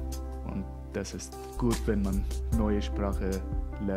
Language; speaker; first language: German; non-native, learner; Persian